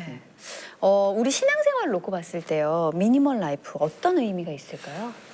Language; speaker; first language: Korean; native; Korean